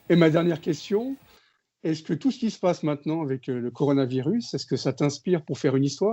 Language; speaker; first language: French; native; French